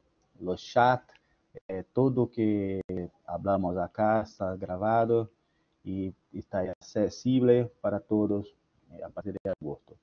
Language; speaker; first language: Spanish; non-native, learner; Portuguese